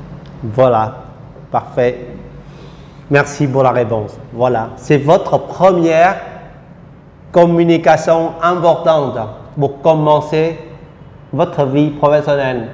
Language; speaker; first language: French; non-native, fluent; Vietnamese